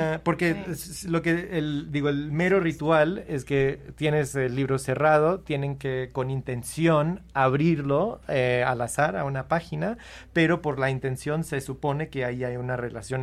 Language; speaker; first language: Spanish; early bilingual, heritage; Spanish